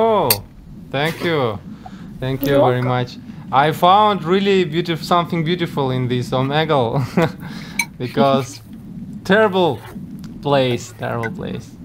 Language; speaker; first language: English; non-native, learner; Russian